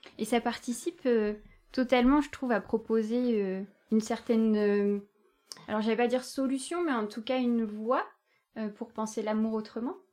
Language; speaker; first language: French; native; French